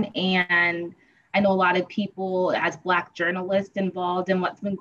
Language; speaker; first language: English; native; English